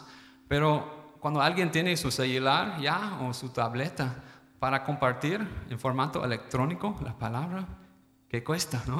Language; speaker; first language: Spanish; non-native, fluent; English